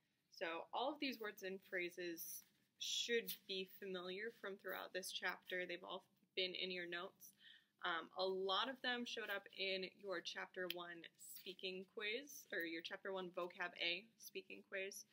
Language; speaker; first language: English; native; English